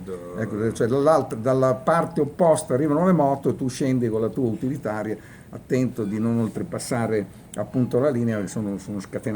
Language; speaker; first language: Italian; native; Italian